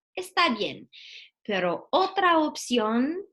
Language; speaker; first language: Spanish; non-native, fluent; English